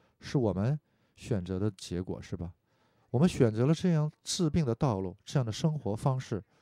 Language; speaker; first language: Chinese; non-native, fluent; Korean